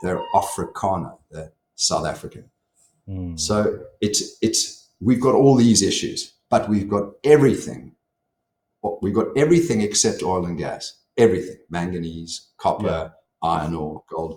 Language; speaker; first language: English; native; English